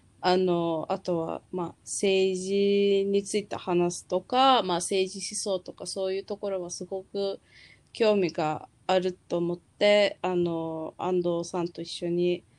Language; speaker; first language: Japanese; non-native, fluent; Turkish